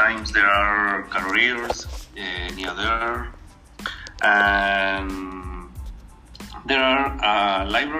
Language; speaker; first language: English; non-native, learner; Spanish